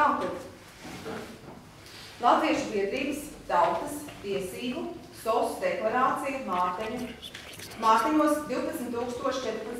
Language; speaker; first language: Latvian; native; Latvian